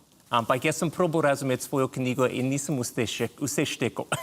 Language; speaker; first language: Slovenian; non-native, fluent; English